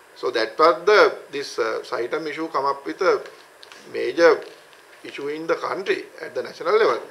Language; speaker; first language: English; non-native, local second language; Sinhala